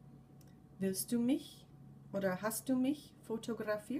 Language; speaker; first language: German; non-native, fluent; English